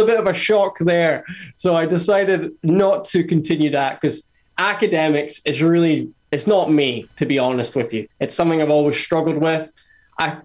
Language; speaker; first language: English; native; English